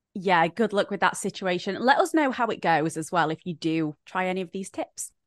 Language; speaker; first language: English; native; English